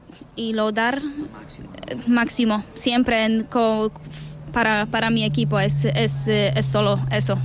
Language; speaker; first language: Spanish; non-native, learner; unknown